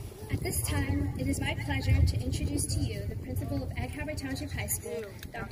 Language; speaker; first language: English; early bilingual, other home language; Spanish